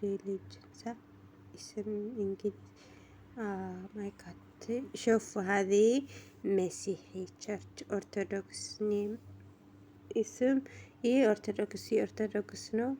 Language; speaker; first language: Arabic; non-native, learner; Amharic